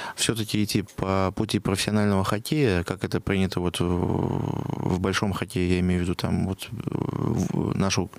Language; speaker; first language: Russian; native; Russian